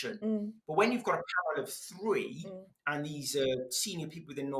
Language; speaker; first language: English; non-native, local second language; Welsh